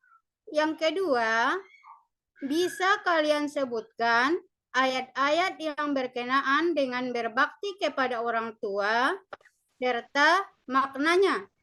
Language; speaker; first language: Indonesian; native; Indonesian